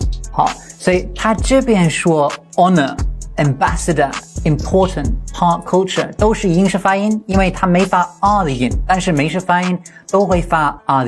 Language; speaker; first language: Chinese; non-native, fluent; English